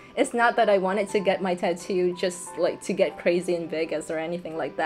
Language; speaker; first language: English; non-native, fluent; Vietnamese